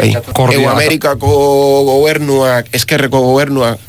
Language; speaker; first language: Basque; non-native, learner; Spanish